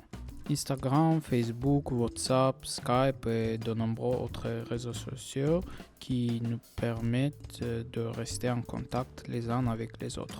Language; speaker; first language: French; non-native, learner; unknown